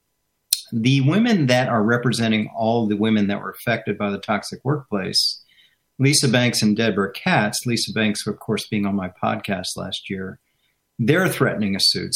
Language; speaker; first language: English; native; English